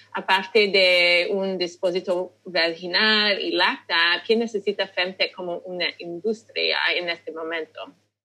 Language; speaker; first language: Spanish; non-native, learner; English